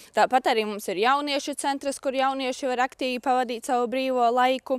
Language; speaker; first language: Latvian; native; Latvian